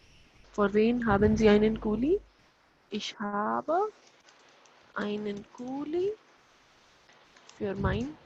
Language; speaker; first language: German; non-native, fluent; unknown